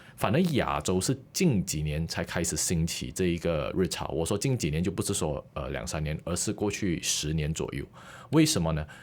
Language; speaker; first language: Chinese; native; Chinese